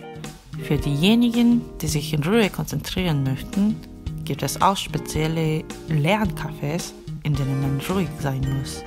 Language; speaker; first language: German; non-native, fluent; Korean